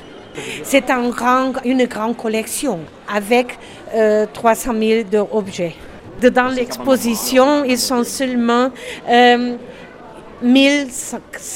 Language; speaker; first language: French; non-native, learner; German